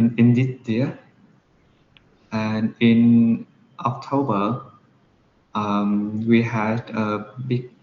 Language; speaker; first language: English; non-native, learner; Vietnamese